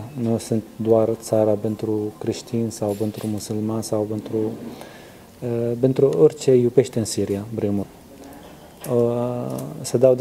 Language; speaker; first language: Romanian; non-native, learner; Arabic